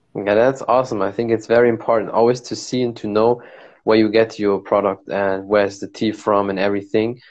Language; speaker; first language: English; non-native, fluent; Arabic